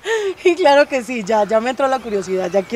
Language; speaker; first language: Spanish; native; Spanish